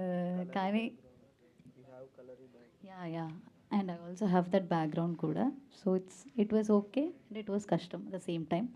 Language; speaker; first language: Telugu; non-native, learner; Malayalam